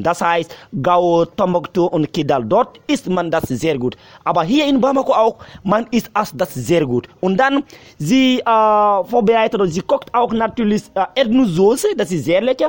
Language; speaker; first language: German; non-native, learner; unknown